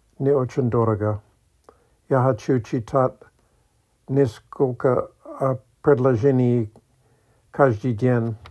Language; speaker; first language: Russian; non-native, learner; English